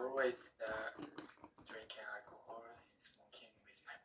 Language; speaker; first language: English; non-native, learner; Korean